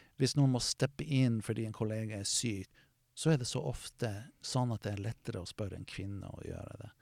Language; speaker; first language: Norwegian; non-native, fluent; English